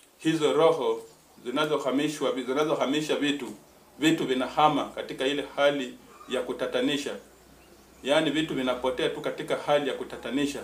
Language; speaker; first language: Swahili; native; Swahili